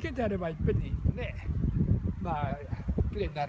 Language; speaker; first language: Japanese; native; Japanese